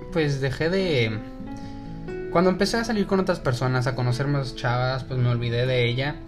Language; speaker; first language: Spanish; native; Spanish